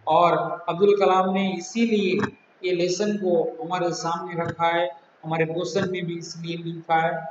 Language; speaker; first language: Hindi; non-native, local second language; Gujarati